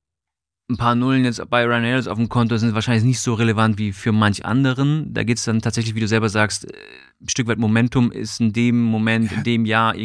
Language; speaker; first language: German; native; German